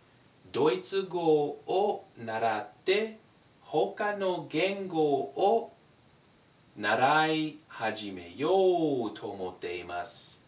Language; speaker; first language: Japanese; non-native, fluent; English